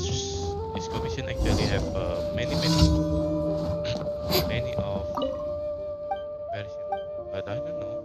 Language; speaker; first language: English; non-native, learner; Indonesian